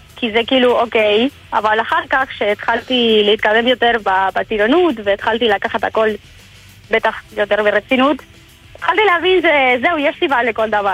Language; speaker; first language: Hebrew; non-native, learner; Spanish